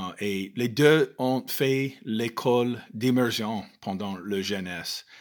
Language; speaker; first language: French; non-native, fluent; English